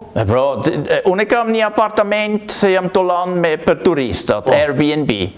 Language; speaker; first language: Albanian; non-native, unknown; German